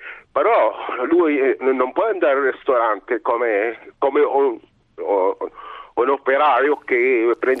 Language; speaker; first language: Italian; non-native, fluent; Arabic